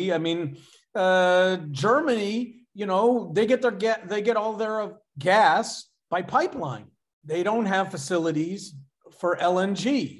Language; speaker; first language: English; native; English